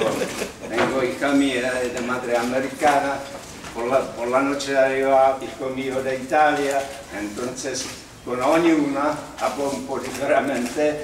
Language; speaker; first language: Spanish; non-native, learner; Czech